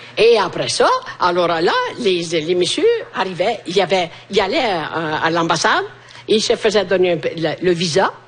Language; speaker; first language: French; non-native, fluent; Italian